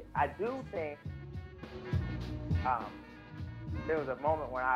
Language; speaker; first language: English; native; English